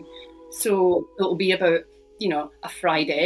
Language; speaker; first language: English; native; English